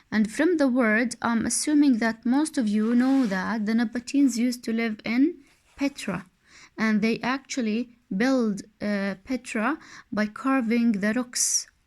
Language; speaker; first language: English; non-native, fluent; Arabic